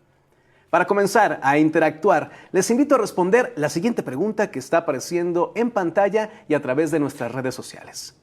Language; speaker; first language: Spanish; native; Spanish